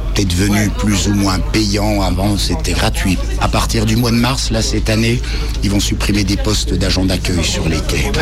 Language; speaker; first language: French; native; French